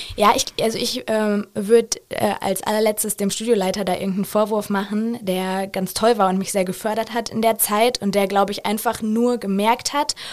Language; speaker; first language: German; native; German